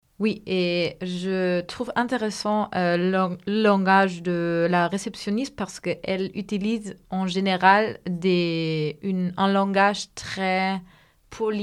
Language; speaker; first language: French; non-native, fluent; Spanish